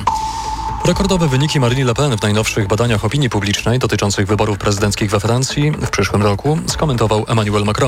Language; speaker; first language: Polish; native; Polish